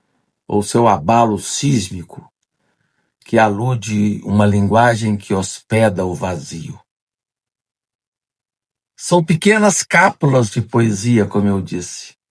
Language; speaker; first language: Portuguese; native; Portuguese